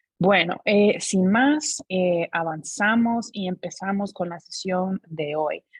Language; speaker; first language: Spanish; non-native, fluent; English